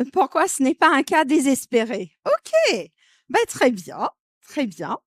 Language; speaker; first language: French; non-native, fluent; English